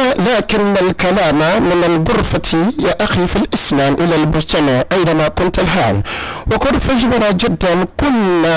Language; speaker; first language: Arabic; non-native, learner; Yoruba